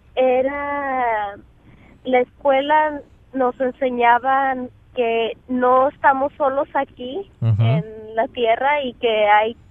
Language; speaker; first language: Spanish; native; Spanish